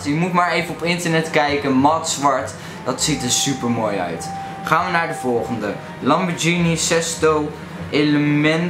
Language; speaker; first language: Dutch; native; Dutch